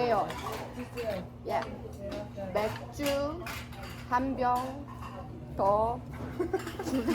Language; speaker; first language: Korean; non-native, learner; English